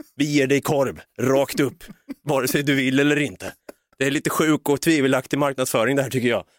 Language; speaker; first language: Swedish; native; Swedish